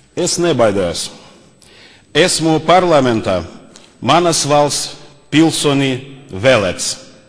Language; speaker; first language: Latvian; non-native, learner; Russian